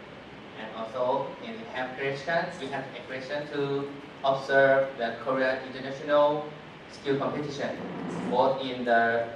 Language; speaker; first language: English; non-native, fluent; Thai